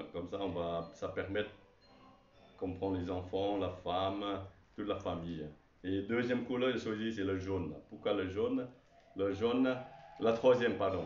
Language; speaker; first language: French; non-native, learner; Chinese